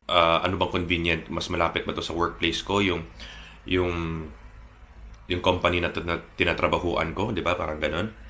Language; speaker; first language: Filipino; native; Filipino